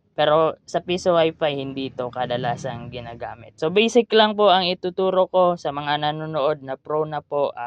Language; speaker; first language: Filipino; non-native, local second language; Cebuano